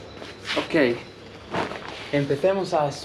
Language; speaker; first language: Spanish; non-native, fluent; English